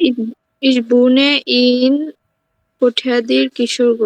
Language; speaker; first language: German; non-native, learner; Bangla